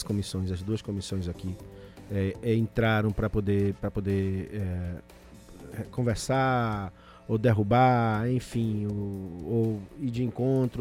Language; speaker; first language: Portuguese; native; Portuguese